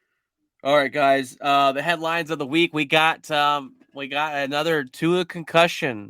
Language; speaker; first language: English; native; English